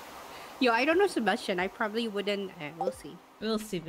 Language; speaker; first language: English; non-native, local second language; Malay